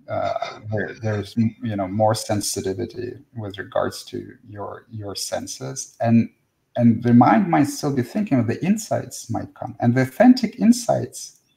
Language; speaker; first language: English; non-native, fluent; Russian